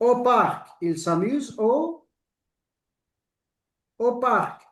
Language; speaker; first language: French; non-native, local second language; Arabic